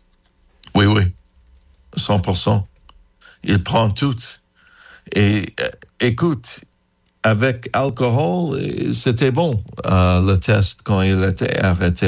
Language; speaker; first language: French; non-native, learner; English